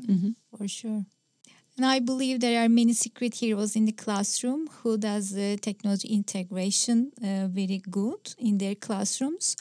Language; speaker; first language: English; non-native, fluent; Turkish